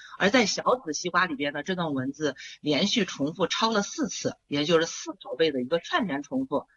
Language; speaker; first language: Chinese; native; Chinese